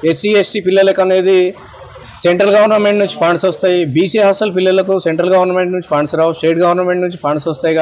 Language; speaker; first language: Telugu; non-native, local second language; Kannada